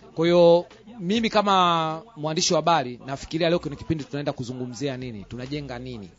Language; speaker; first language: Swahili; non-native, local second language; Rundi